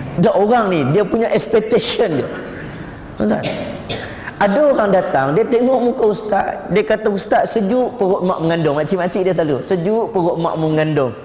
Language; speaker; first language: Malay; native; Malay